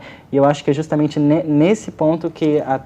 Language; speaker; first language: Portuguese; native; Portuguese